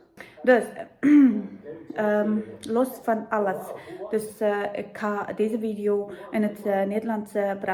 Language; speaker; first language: Dutch; non-native, fluent; Tibetan